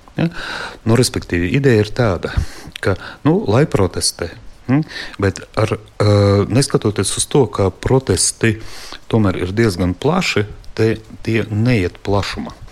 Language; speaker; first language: Latvian; non-native, local second language; Russian